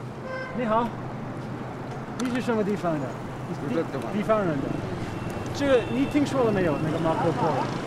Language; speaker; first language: Chinese; non-native, learner; English